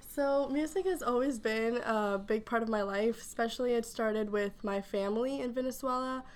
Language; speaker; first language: English; early bilingual, other home language; Spanish